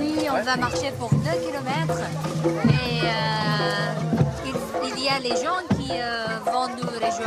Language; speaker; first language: French; non-native, fluent; Indonesian